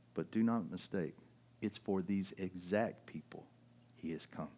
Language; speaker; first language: English; early bilingual, other home language; German